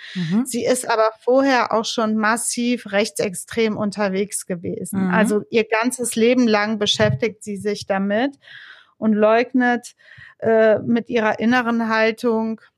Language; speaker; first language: German; native; German